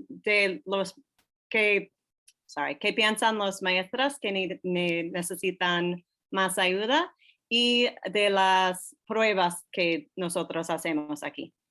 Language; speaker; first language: Spanish; non-native, learner; English